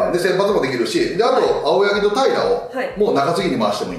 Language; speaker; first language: Japanese; native; Japanese